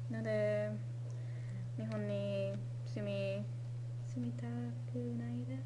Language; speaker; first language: Japanese; non-native, learner; English